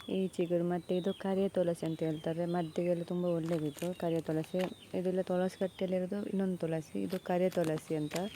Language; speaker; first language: Kannada; non-native, local second language; Tulu